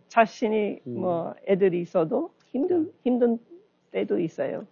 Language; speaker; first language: Korean; non-native, learner; English